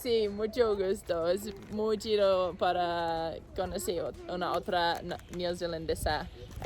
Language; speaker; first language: Spanish; non-native, learner; English